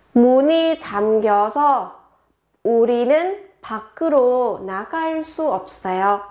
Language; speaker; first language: Korean; non-native, fluent; Vietnamese